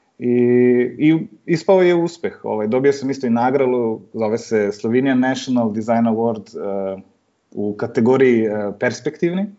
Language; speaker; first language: Serbian; early bilingual, heritage; Serbian